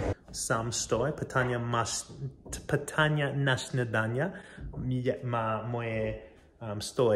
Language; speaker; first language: Polish; non-native, learner; English